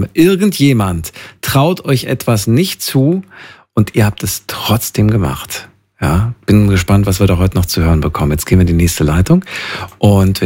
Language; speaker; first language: German; native; German